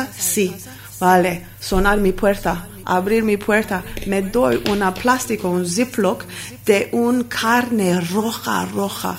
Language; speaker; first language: Spanish; non-native, learner; Armenian